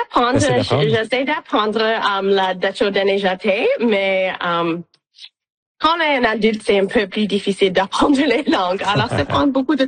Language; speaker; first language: French; non-native, local second language; English